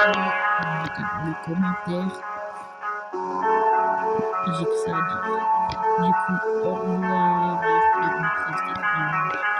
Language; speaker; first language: French; native; French